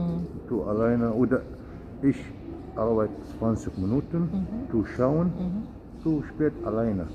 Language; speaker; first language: German; non-native, learner; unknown